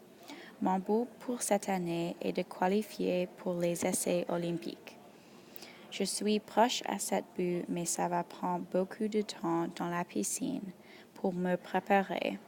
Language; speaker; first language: French; non-native, local second language; English